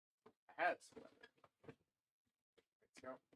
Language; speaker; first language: English; native; English